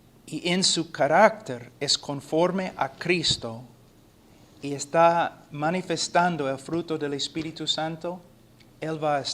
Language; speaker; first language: Spanish; non-native, fluent; English